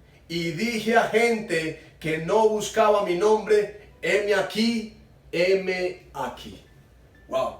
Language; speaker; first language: Spanish; native; Spanish